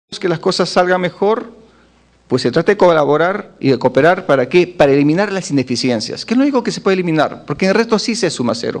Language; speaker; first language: Spanish; native; Spanish